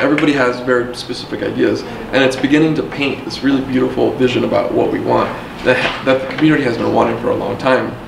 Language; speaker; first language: English; early bilingual, other home language; Spanish